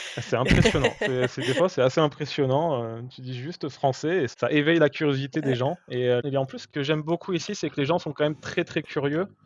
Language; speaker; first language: French; native; French